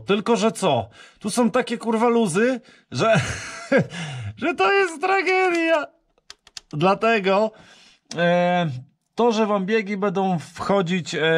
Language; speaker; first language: Polish; native; Polish